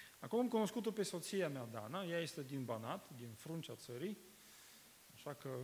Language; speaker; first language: Romanian; non-native, fluent; Russian